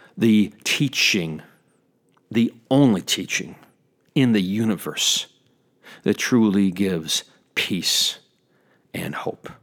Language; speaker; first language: English; native; English